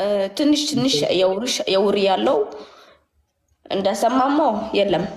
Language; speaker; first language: Amharic; non-native, learner; Tigrinya